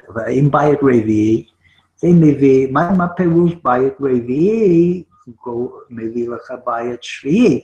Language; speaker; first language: Hebrew; non-native, fluent; English